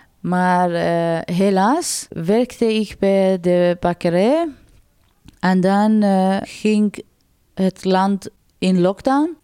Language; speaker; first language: Dutch; non-native, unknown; Persian